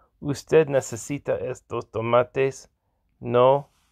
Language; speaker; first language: Spanish; non-native, learner; English